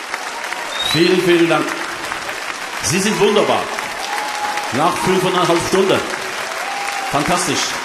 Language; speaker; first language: German; non-native, learner; Norwegian